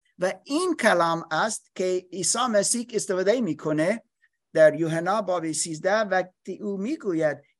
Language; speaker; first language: Persian; non-native, learner; English